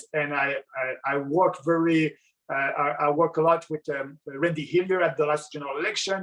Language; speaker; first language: English; non-native, local second language; French